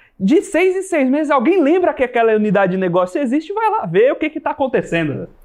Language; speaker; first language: Portuguese; native; Portuguese